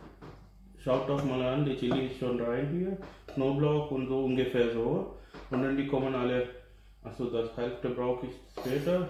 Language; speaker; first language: German; non-native, learner; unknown